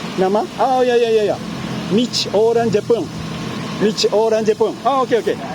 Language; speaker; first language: Malay; non-native, learner; Japanese